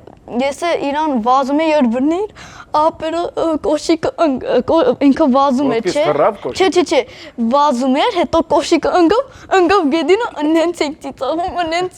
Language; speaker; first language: Armenian; early bilingual, heritage; Armenian